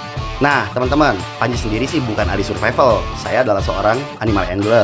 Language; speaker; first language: Indonesian; native; Indonesian